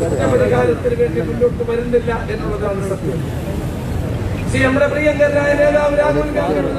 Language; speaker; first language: Malayalam; native; Malayalam